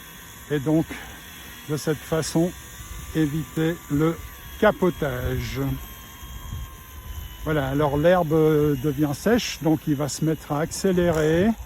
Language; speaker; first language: French; native; French